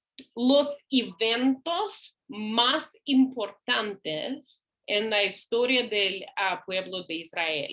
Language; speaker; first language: Spanish; non-native, fluent; English